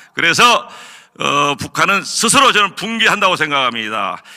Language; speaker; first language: Korean; native; Korean